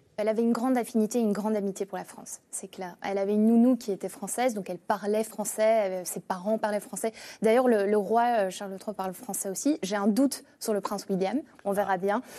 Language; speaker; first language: French; non-native, fluent; English